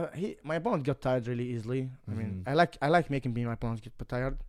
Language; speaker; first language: English; non-native, fluent; Arabic